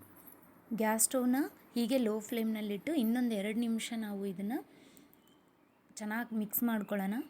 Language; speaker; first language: Kannada; native; Kannada